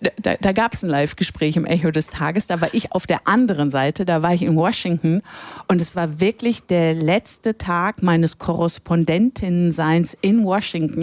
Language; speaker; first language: German; native; German